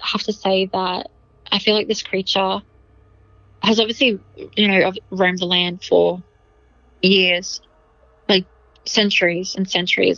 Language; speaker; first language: English; native; English